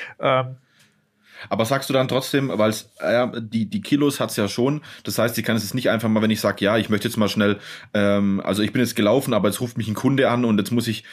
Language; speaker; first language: German; native; German